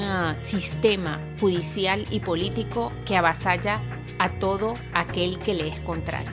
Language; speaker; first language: Spanish; native; Spanish